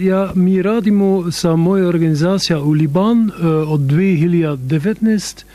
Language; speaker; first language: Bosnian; non-native, learner; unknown